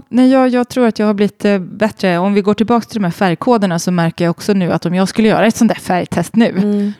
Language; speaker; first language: Swedish; native; Swedish